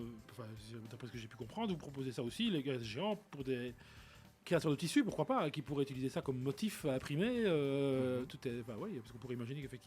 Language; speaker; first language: French; native; French